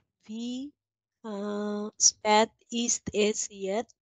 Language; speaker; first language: German; non-native, learner; Bangla